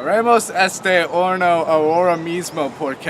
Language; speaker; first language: Spanish; non-native, learner; English